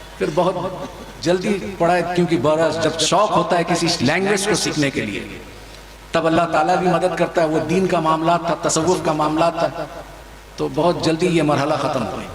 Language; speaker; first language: Hindi; non-native, fluent; Chinese